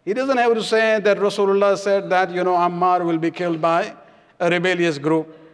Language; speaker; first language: English; non-native, local second language; Urdu